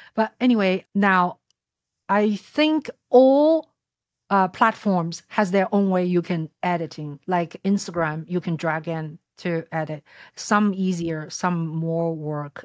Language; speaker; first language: English; non-native, fluent; Chinese